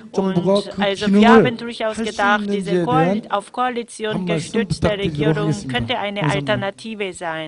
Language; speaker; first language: German; non-native, fluent; Korean